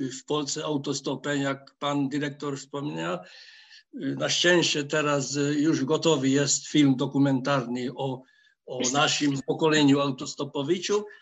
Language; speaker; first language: Polish; non-native, fluent; Hungarian